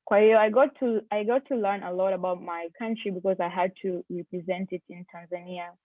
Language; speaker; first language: English; non-native, local second language; Swahili